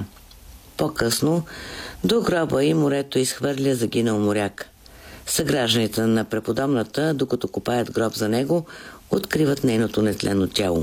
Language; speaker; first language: Bulgarian; native; Bulgarian